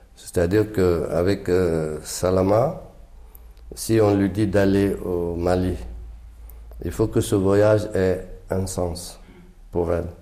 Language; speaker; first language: French; non-native, local second language; Fula